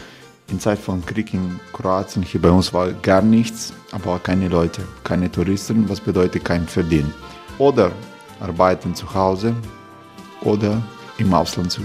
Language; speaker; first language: German; non-native, learner; Croatian